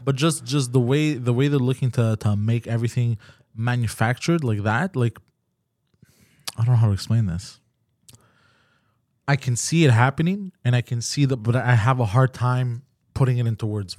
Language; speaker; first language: English; native; English